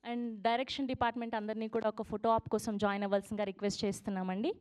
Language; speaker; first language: Telugu; native; Telugu